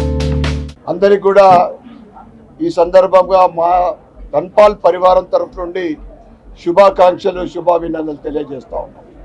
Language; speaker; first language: Telugu; native; Telugu